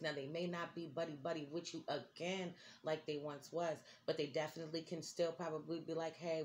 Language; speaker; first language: English; native; English